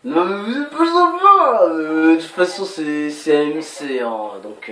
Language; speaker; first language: French; native; French